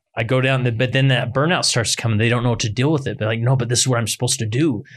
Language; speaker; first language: English; native; English